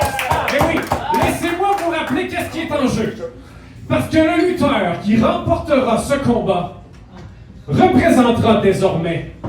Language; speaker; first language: French; native; French